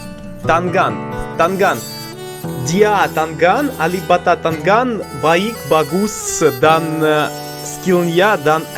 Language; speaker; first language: Indonesian; non-native, learner; English